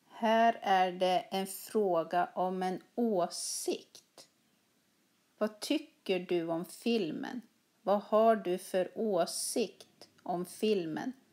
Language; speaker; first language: Swedish; native; Swedish